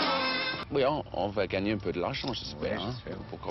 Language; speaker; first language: French; non-native, learner; English